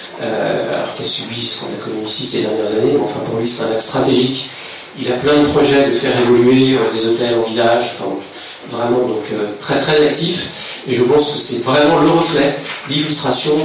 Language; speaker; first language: French; native; French